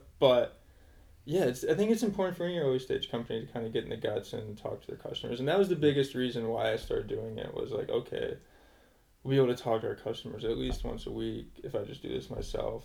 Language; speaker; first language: English; native; English